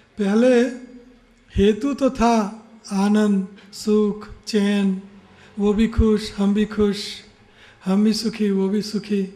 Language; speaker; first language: Hindi; native; Hindi